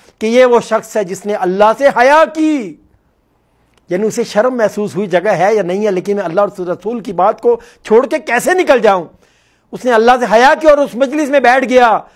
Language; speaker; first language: Urdu; non-native, local second language; Northern Hindko